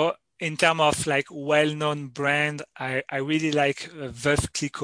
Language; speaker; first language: English; non-native, fluent; French